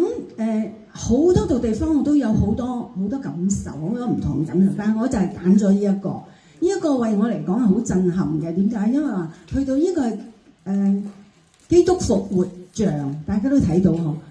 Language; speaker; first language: Cantonese; native; Cantonese